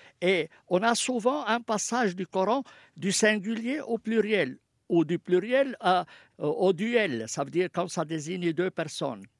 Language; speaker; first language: French; non-native, fluent; Arabic